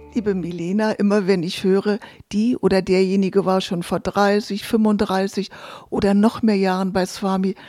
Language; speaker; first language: German; native; German